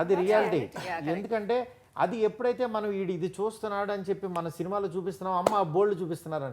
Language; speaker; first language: Telugu; native; Telugu